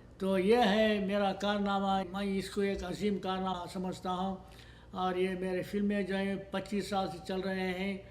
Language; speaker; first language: Urdu; native; Urdu